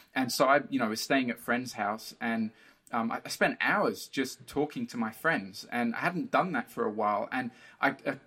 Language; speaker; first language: English; early bilingual, other home language; Portuguese